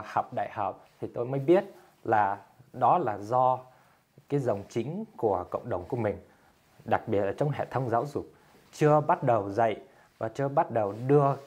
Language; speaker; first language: Vietnamese; early bilingual, heritage; Vietnamese